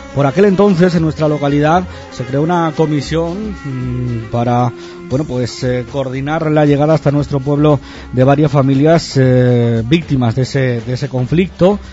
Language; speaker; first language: Spanish; native; Spanish